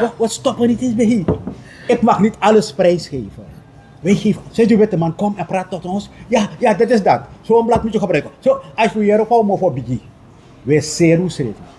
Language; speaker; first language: Dutch; native; Dutch